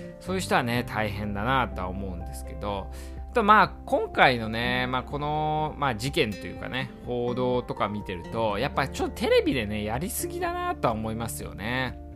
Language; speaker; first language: Japanese; native; Japanese